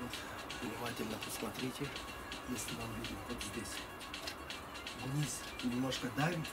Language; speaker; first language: Russian; non-native, fluent; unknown